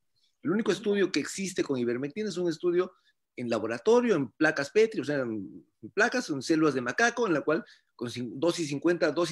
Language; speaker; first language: Spanish; native; Spanish